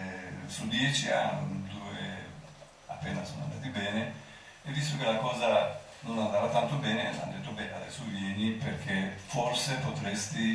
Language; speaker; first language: Italian; non-native, fluent; Persian